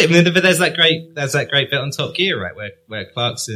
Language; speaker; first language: English; native; English